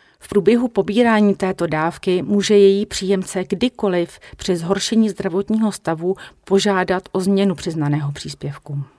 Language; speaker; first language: Czech; native; Czech